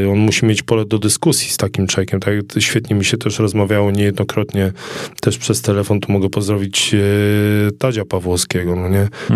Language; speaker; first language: Polish; native; Polish